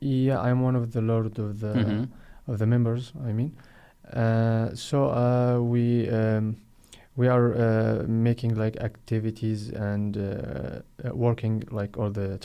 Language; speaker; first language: English; non-native, fluent; Arabic